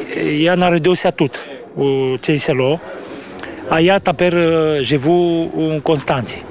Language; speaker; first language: Ukrainian; early bilingual, heritage; Ukrainian